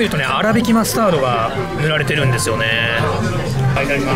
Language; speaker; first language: Japanese; native; Japanese